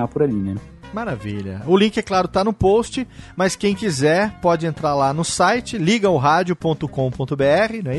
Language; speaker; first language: Portuguese; native; Portuguese